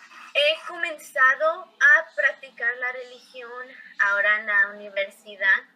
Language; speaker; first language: Spanish; early bilingual, heritage; Spanish